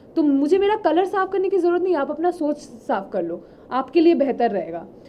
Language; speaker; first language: Hindi; non-native, local second language; Bangla